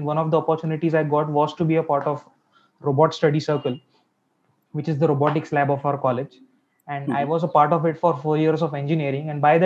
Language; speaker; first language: English; non-native, local second language; Marathi